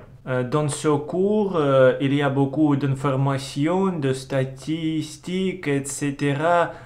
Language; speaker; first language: French; non-native, learner; Russian